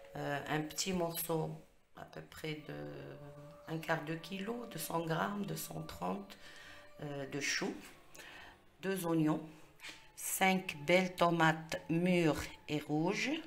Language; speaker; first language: French; non-native, local second language; Arabic